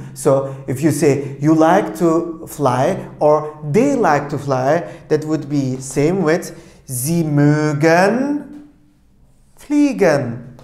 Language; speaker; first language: English; non-native, fluent; Turkish